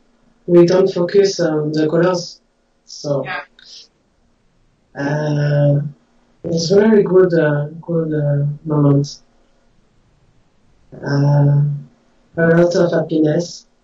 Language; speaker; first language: English; non-native, learner; French